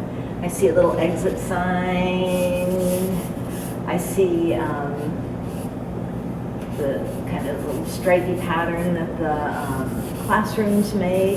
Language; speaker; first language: English; native; English